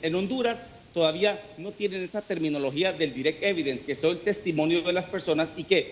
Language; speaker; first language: Spanish; native; Spanish